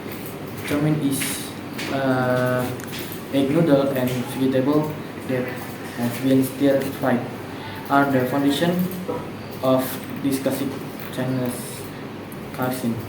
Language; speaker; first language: English; non-native, learner; Indonesian